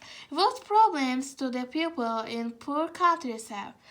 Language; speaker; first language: English; non-native, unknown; Azerbaijani